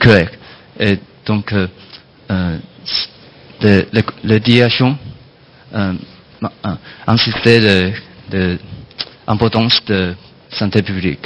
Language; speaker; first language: French; non-native, learner; Chinese